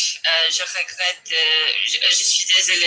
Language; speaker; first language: French; non-native, learner; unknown